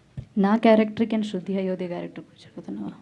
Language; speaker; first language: Telugu; non-native, learner; Malayalam